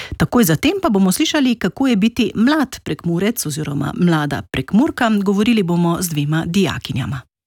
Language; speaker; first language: Slovenian; native; Slovenian